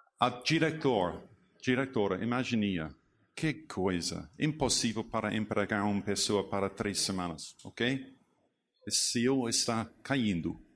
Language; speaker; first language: Portuguese; non-native, learner; English